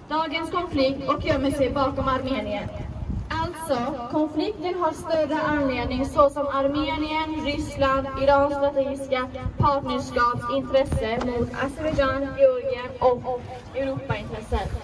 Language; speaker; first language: Swedish; non-native, fluent; Azerbaijani